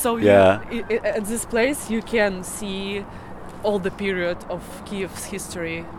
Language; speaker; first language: English; non-native, learner; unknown